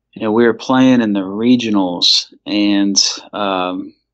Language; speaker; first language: English; native; English